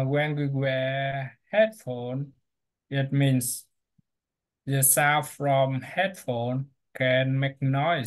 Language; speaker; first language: English; non-native, learner; Vietnamese